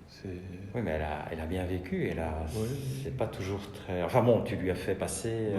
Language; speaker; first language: French; native; French